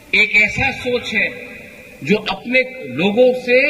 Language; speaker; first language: Hindi; non-native, local second language; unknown